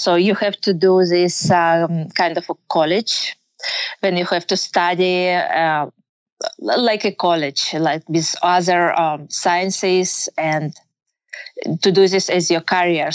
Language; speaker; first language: English; non-native, learner; Russian